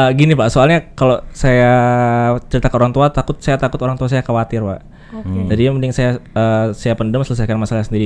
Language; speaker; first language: Indonesian; native; Indonesian